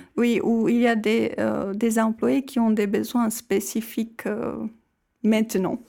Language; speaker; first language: French; non-native, fluent; Czech